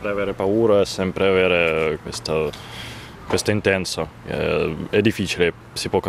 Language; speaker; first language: Italian; non-native, learner; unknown